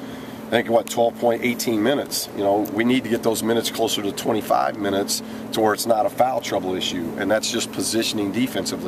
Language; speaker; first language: English; native; English